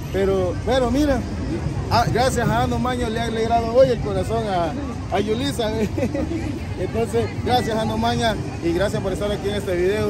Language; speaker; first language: Spanish; native; Spanish